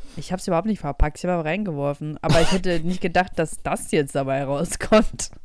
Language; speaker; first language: German; early bilingual, other home language; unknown